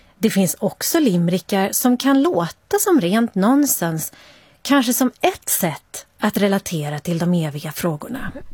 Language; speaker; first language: Swedish; native; Swedish